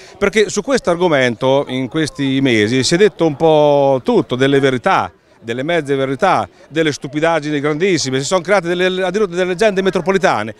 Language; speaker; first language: Italian; native; Italian